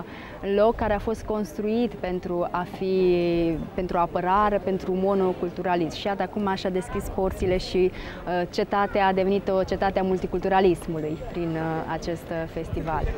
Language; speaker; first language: Romanian; native; Romanian